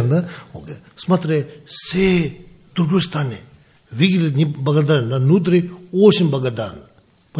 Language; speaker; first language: Russian; non-native, learner; Tibetan